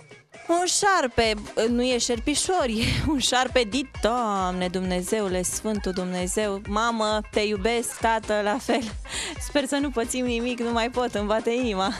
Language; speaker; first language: Romanian; native; Romanian